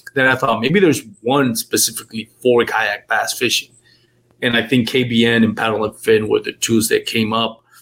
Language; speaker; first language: English; non-native, fluent; Spanish